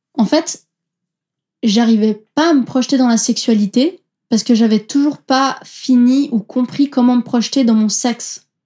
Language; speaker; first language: French; native; French